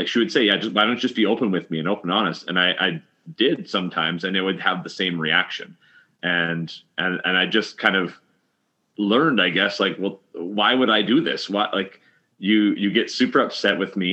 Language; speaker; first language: English; native; English